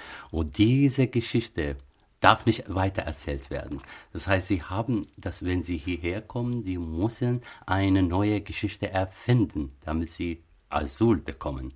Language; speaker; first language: German; non-native, fluent; Arabic